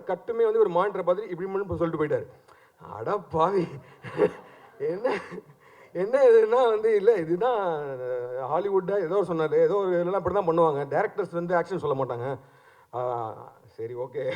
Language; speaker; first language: Tamil; native; Tamil